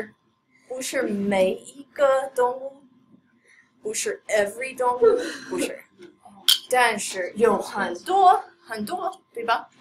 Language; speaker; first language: Chinese; non-native, fluent; English